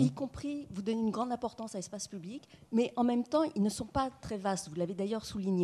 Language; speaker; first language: French; native; French